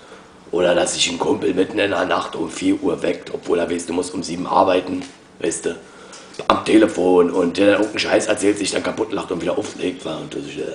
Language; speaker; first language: German; native; German